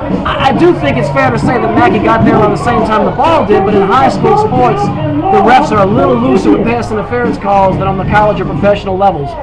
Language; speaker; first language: English; native; English